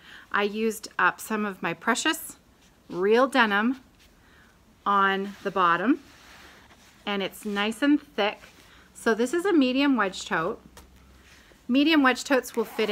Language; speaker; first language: English; native; English